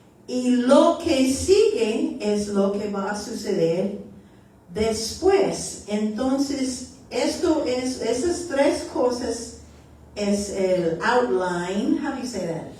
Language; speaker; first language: Spanish; early bilingual, heritage; Spanish